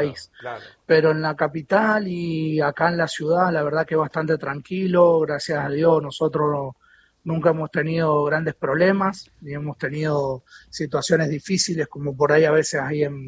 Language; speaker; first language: Spanish; native; Spanish